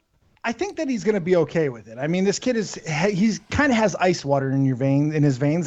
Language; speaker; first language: English; native; English